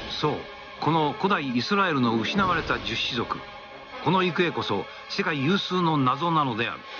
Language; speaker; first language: Japanese; native; Japanese